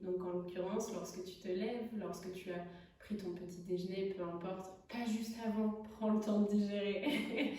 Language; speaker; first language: French; native; French